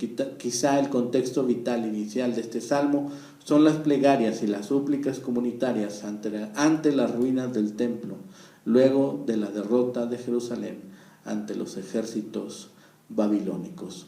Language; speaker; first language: Spanish; native; Spanish